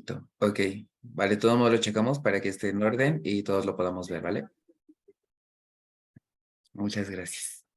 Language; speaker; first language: Spanish; native; Spanish